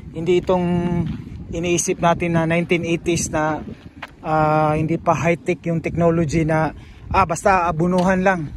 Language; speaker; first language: Filipino; non-native, local second language; Cebuano